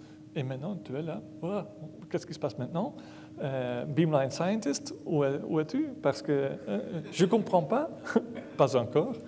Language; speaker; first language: French; non-native, learner; Dutch